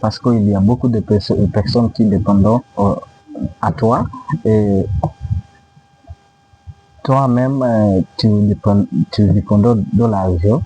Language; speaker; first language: French; non-native, learner; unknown